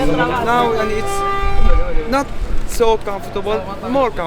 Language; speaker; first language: English; non-native, learner; Arabic